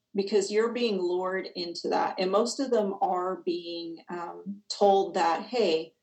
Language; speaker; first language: English; native; English